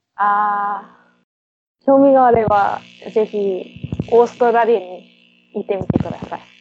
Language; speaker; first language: Japanese; non-native, fluent; English